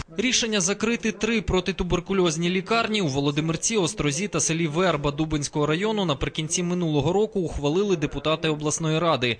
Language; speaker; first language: Ukrainian; native; Ukrainian